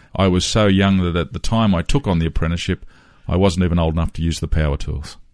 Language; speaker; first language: English; native; English